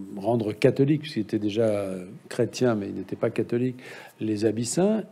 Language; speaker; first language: French; native; French